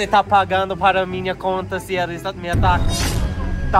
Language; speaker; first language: Portuguese; non-native, learner; English